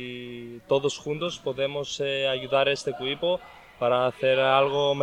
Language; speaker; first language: Spanish; non-native, learner; Greek